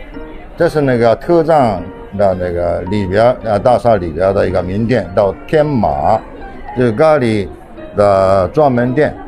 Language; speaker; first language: Chinese; non-native, fluent; Japanese